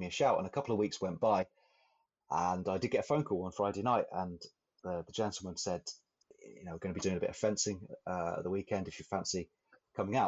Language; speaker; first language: English; native; English